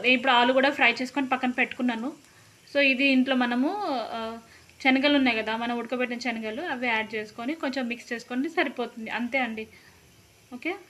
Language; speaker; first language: Telugu; non-native, local second language; Lambadi